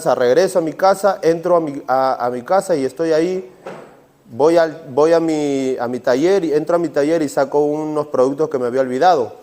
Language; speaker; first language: Spanish; native; Spanish